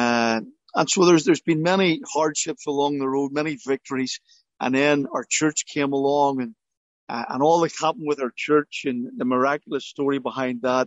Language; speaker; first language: English; native; English